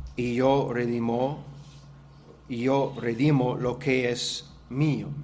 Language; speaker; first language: Spanish; non-native, fluent; English